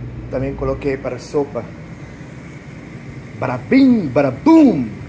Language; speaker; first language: Portuguese; non-native, learner; English